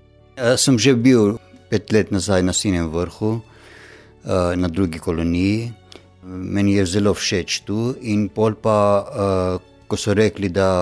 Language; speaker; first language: Slovenian; non-native, fluent; Armenian